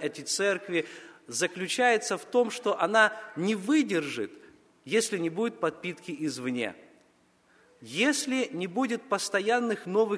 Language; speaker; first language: Russian; native; Russian